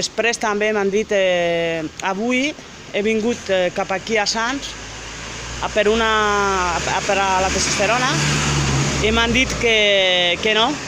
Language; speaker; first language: Catalan; non-native, fluent; French